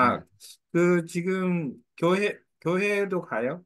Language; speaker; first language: Korean; native; Korean